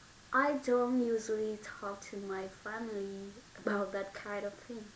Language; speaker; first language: English; non-native, learner; Vietnamese